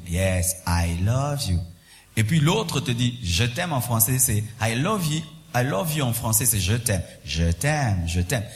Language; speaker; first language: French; non-native, local second language; Swahili